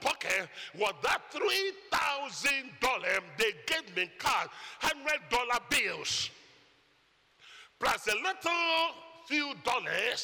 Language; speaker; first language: English; non-native, local second language; Akan